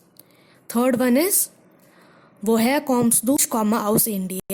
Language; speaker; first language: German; non-native, fluent; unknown